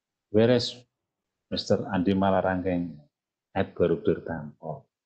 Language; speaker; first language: English; non-native, fluent; Indonesian